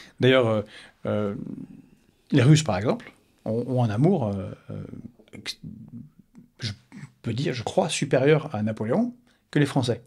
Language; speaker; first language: French; native; French